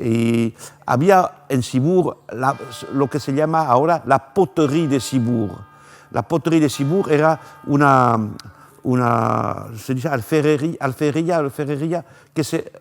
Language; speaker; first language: Spanish; non-native, fluent; French